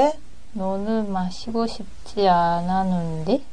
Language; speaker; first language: Korean; non-native, learner; Japanese